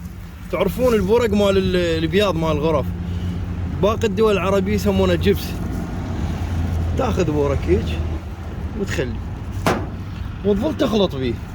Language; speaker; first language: Arabic; native; Arabic